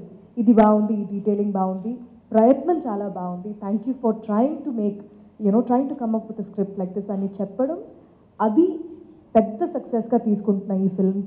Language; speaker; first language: Telugu; non-native, local second language; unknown